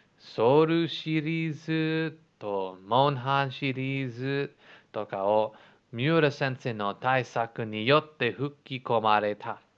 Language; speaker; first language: Japanese; non-native, learner; English